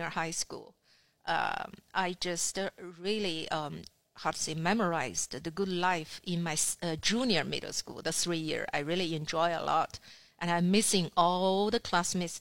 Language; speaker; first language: English; non-native, fluent; Chinese